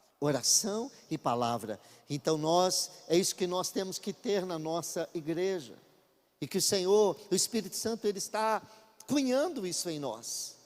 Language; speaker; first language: Portuguese; native; Portuguese